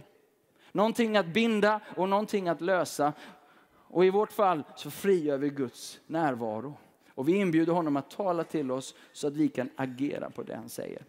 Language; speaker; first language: Swedish; native; Swedish